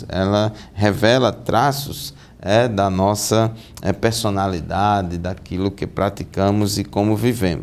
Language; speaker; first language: Portuguese; native; Portuguese